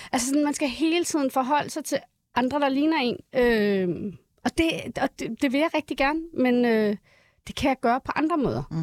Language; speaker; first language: Danish; early bilingual, other home language; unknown